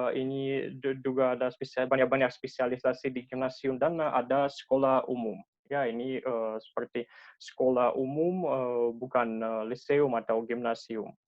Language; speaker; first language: Indonesian; non-native, learner; Russian